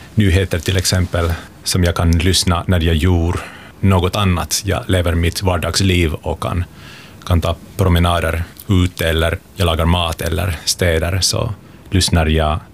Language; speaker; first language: Swedish; non-native, local second language; Finnish